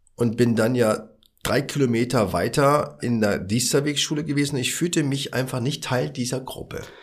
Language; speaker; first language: German; early bilingual, other home language; Arabic